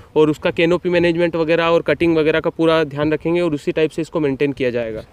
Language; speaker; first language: Hindi; native; Hindi